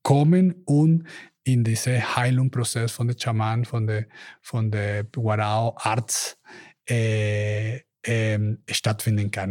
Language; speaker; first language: German; non-native, learner; Spanish